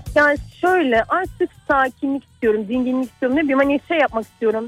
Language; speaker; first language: Turkish; native; Turkish